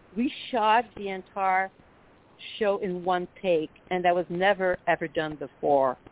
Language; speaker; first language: English; non-native, fluent; French